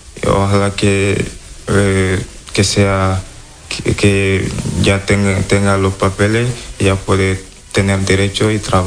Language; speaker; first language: Spanish; non-native, learner; Wolof